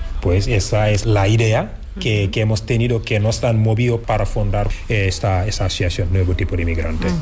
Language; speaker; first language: Spanish; non-native, fluent; Wolof